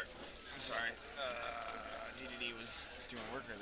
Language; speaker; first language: English; native; English